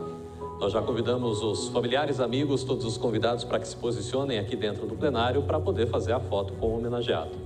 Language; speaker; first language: Portuguese; native; Portuguese